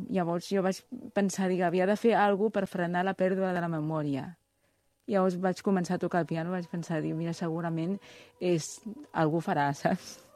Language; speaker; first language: Catalan; non-native, fluent; Chinese